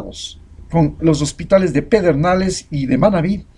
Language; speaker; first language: Spanish; native; Spanish